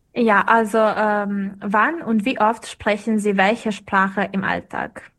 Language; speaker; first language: German; non-native, fluent; Serbian